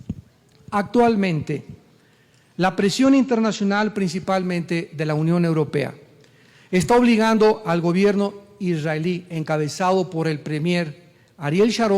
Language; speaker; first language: Spanish; native; Spanish